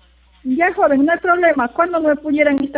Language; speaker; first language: Spanish; native; Spanish